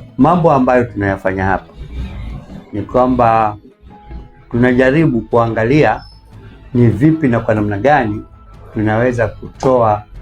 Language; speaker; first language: Swahili; non-native, local second language; Giryama